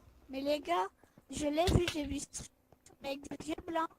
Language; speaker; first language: French; native; French